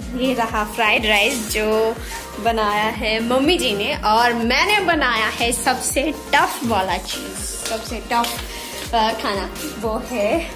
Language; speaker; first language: Hindi; non-native, local second language; Bangla